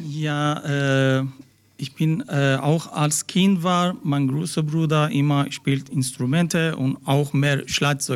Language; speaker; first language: German; non-native, learner; Persian